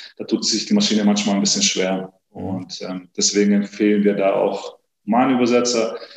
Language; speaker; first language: German; early bilingual, other home language; Greek